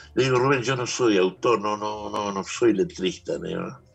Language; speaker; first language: Spanish; native; Spanish